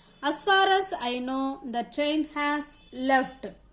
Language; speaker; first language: English; non-native, local second language; Tamil